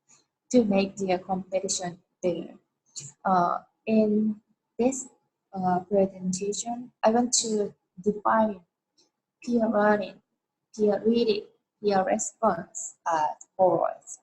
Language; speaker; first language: English; non-native, learner; Japanese